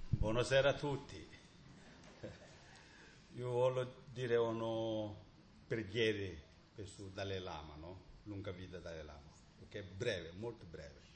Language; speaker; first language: Italian; non-native, learner; Tibetan